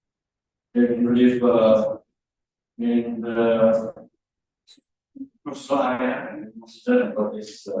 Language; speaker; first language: English; non-native, learner; Indonesian